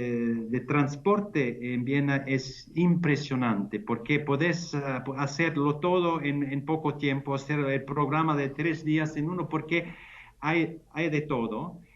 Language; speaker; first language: Spanish; non-native, fluent; German